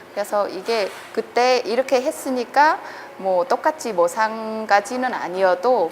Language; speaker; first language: Korean; non-native, fluent; Vietnamese